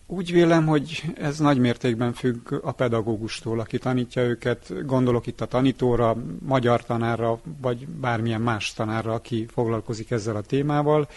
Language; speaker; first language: Hungarian; native; Hungarian